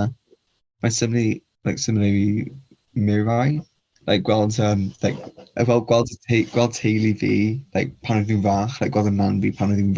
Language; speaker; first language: Welsh; non-native, local second language; English